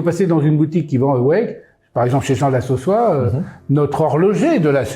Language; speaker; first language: French; native; French